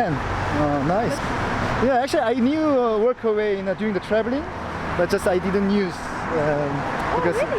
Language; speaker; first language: English; non-native, fluent; Korean